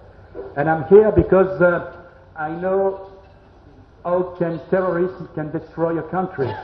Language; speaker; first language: English; non-native, learner; French